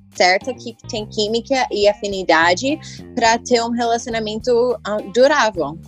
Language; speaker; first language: Portuguese; early bilingual, heritage; English